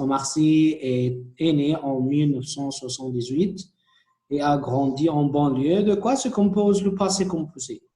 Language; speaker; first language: French; non-native, fluent; Arabic